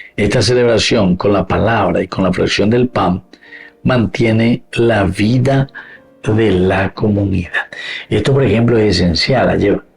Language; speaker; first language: Spanish; native; Spanish